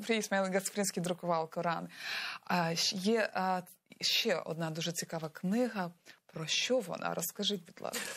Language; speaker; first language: Ukrainian; non-native, local second language; Crimean Tatar